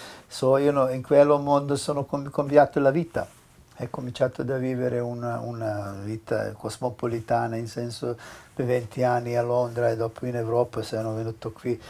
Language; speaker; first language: Italian; non-native, learner; Serbian